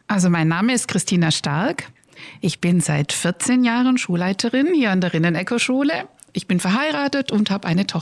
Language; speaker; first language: German; native; German